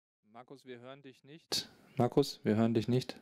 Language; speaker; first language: German; native; German